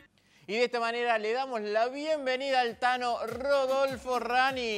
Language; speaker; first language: Spanish; native; Spanish